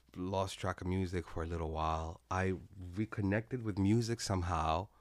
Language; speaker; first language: English; non-native, local second language; Kinyarwanda